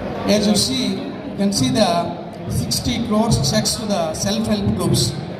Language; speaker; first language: English; non-native, local second language; Telugu